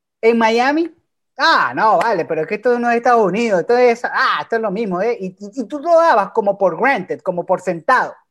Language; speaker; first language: Spanish; native; Spanish